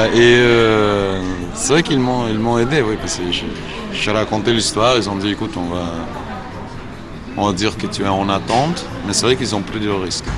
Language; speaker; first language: French; non-native, fluent; Uzbek